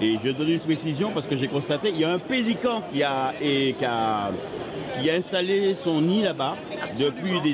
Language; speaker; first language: French; native; French